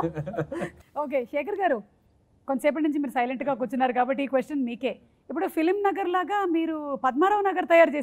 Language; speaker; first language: Telugu; native; Telugu